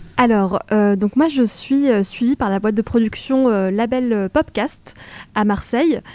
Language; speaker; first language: French; native; French